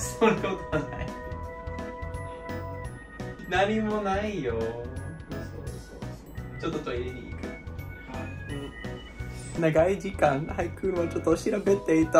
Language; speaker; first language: Japanese; non-native, learner; English